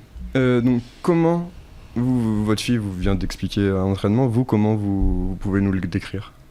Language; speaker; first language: French; native; French